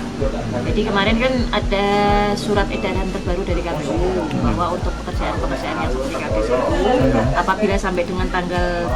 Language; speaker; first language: Indonesian; native; Indonesian